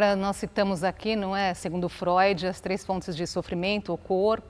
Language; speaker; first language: Portuguese; native; Portuguese